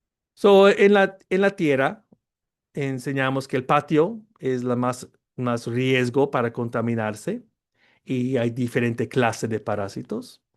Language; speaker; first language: Spanish; early bilingual, heritage; Spanish